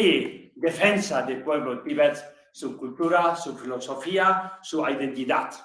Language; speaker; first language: Spanish; non-native, learner; Tibetan